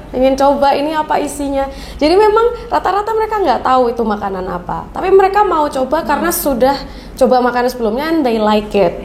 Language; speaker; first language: Indonesian; native; Indonesian